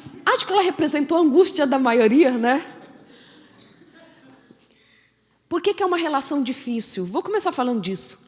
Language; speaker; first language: Portuguese; native; Portuguese